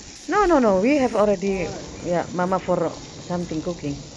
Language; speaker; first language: English; non-native, learner; Indonesian